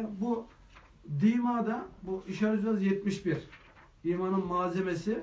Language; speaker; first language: Turkish; native; Turkish